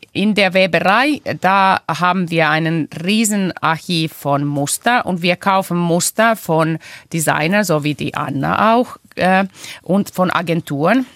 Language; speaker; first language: German; non-native, fluent; Finnish